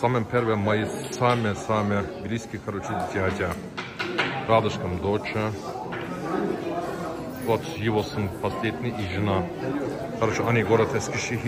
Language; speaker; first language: Russian; non-native, learner; Turkish